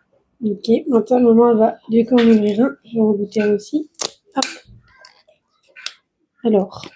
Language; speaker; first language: French; native; French